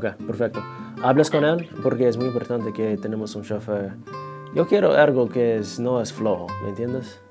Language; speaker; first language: Spanish; non-native, fluent; English